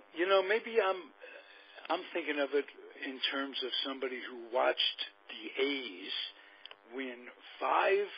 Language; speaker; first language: English; native; English